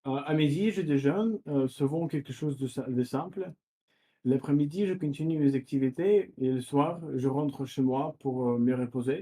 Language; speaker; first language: French; non-native, fluent; Russian